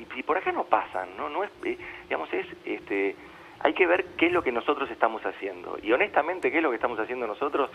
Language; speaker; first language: Spanish; native; Spanish